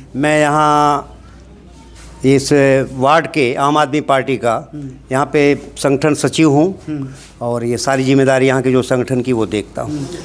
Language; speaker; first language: Hindi; native; Hindi